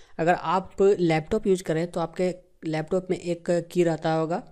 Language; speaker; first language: Hindi; native; Hindi